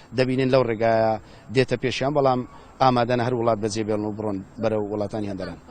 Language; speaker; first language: Central Kurdish; native; Central Kurdish